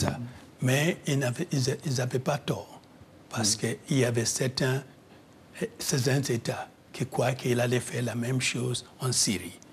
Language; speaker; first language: French; non-native, fluent; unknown